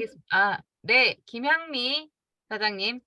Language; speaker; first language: Korean; native; Korean